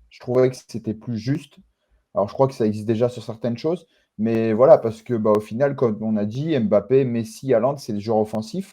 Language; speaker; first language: French; native; French